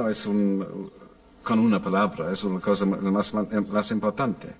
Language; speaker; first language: Spanish; non-native, fluent; English